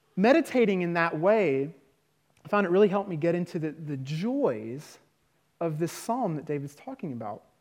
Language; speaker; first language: English; native; English